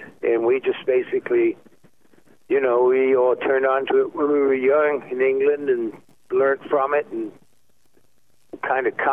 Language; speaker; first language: English; native; English